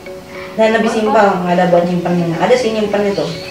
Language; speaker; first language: Indonesian; native; Indonesian